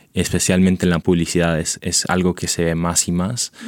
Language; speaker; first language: Spanish; early bilingual, heritage; Spanish